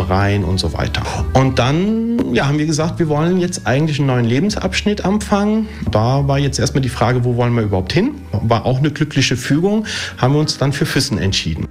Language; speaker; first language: German; early bilingual, other home language; Italian